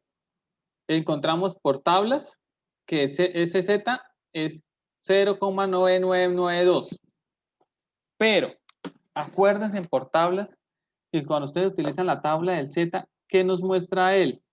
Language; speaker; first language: Spanish; native; Spanish